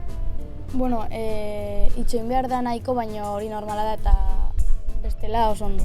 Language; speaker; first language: Basque; non-native, local second language; Spanish